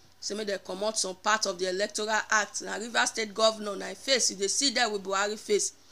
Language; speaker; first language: Nigerian Pidgin; native; Nigerian Pidgin